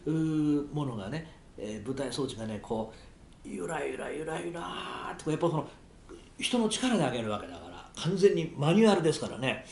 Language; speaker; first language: Japanese; native; Japanese